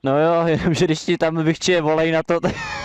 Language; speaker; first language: Czech; native; Czech